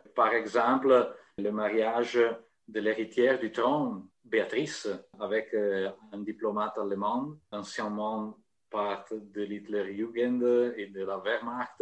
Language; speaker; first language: French; non-native, fluent; Italian